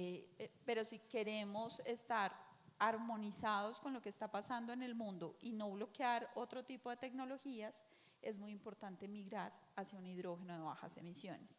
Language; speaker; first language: Spanish; native; Spanish